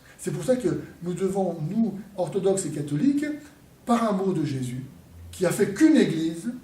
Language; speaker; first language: French; native; French